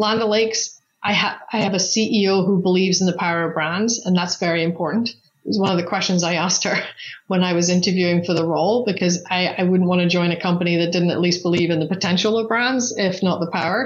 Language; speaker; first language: English; native; English